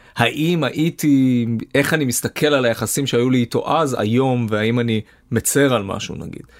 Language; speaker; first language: Hebrew; native; Hebrew